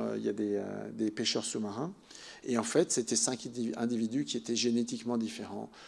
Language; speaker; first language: French; native; French